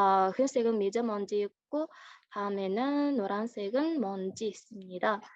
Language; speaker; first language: Korean; non-native, learner; Mongolian